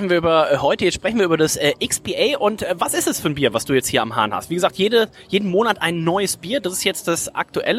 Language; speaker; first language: German; native; German